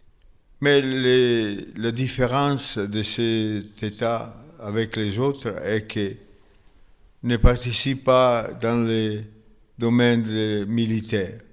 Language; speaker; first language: French; non-native, fluent; Italian